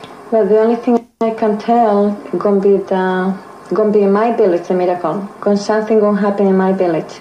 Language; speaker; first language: English; non-native, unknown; Spanish